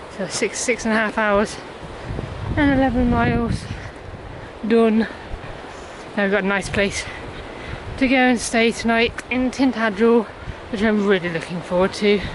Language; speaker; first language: English; native; English